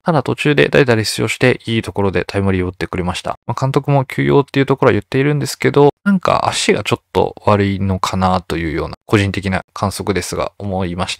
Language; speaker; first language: Japanese; native; Japanese